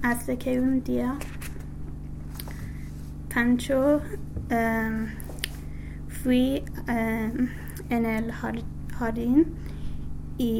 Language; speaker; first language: Spanish; non-native, learner; English